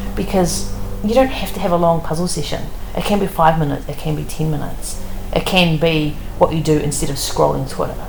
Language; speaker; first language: English; native; English